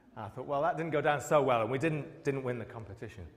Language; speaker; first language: English; native; English